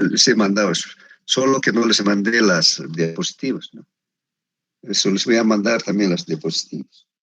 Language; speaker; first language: Spanish; native; Spanish